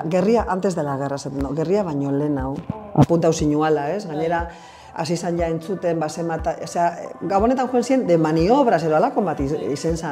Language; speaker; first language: Basque; native; Basque